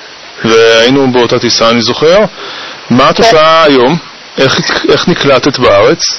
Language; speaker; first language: Hebrew; native; Hebrew